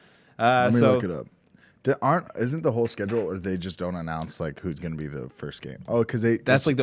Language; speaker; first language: English; native; English